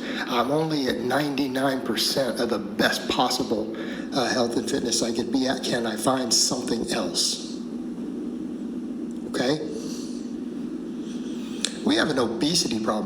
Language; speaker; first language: English; native; English